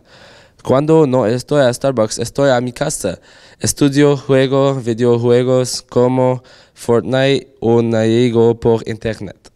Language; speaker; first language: Spanish; non-native, learner; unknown